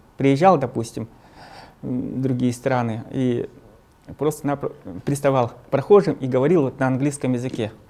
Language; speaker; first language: Russian; non-native, local second language; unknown